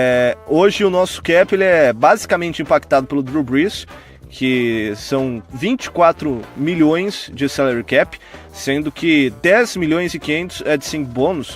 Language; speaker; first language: Portuguese; native; Portuguese